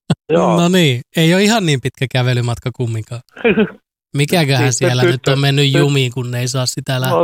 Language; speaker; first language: Finnish; native; Finnish